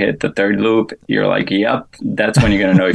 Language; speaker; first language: English; non-native, fluent; Portuguese